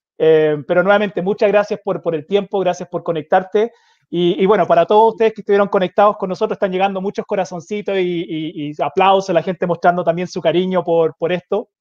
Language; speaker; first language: Spanish; native; Spanish